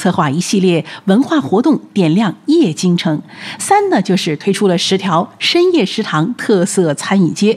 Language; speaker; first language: Chinese; native; Chinese